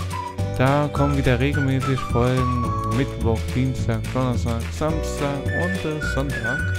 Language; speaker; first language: German; native; German